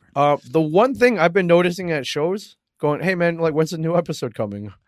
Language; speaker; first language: English; native; English